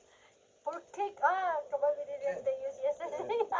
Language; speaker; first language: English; non-native, learner; Filipino